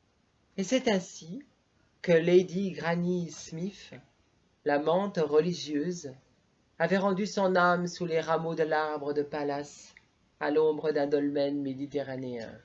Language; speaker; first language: French; native; French